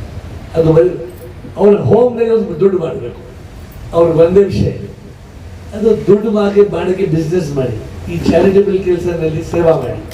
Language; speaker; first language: Kannada; non-native, local second language; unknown